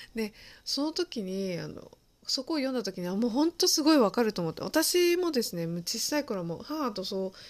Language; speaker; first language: Japanese; early bilingual, other home language; Chinese